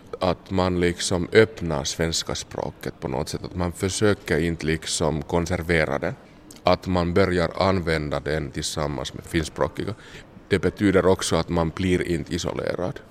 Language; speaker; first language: Swedish; non-native, local second language; Finnish